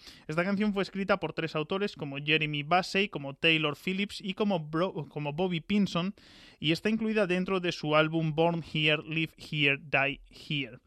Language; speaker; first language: Spanish; native; Spanish